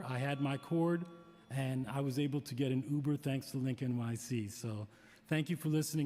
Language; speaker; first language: English; native; English